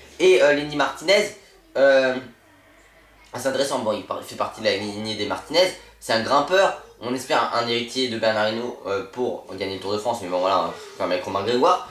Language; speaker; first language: French; native; French